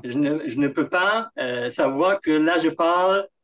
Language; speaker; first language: French; non-native, fluent; German